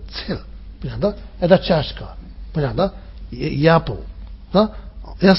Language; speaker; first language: Russian; non-native, learner; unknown